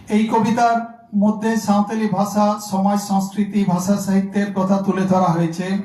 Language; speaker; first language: Bangla; non-native, local second language; Santali